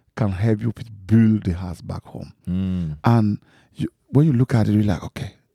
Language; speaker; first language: English; non-native, local second language; French